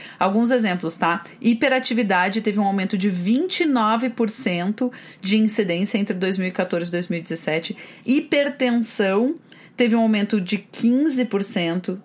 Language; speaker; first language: Portuguese; native; Portuguese